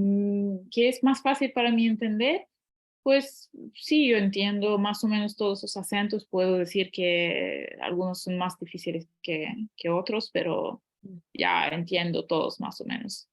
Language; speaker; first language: Spanish; non-native, fluent; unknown